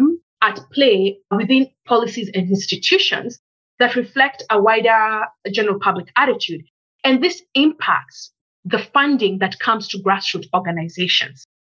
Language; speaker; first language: English; native; English